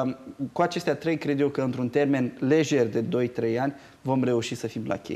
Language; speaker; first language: Romanian; native; Romanian